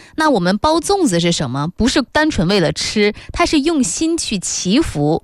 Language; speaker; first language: Chinese; native; Chinese